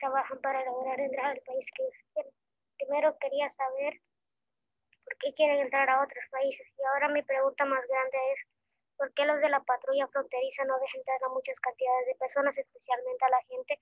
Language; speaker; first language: Spanish; early bilingual, heritage; Spanish